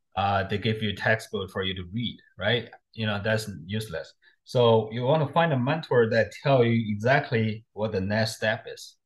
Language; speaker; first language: English; non-native, fluent; Chinese